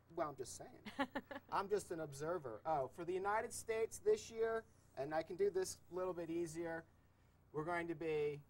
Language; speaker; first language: English; native; English